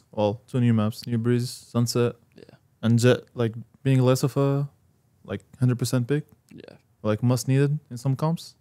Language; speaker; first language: English; non-native, fluent; Arabic